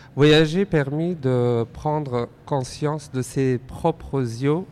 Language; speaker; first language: French; non-native, fluent; Persian